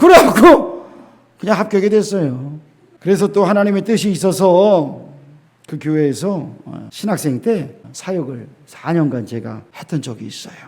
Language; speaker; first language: Korean; native; Korean